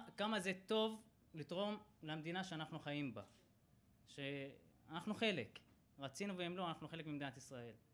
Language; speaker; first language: Hebrew; non-native, local second language; Arabic